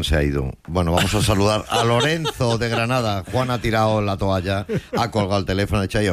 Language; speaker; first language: Spanish; native; Spanish